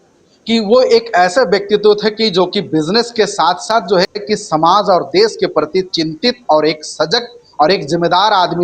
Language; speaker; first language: Hindi; native; Hindi